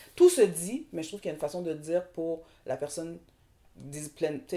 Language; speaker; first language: French; native; French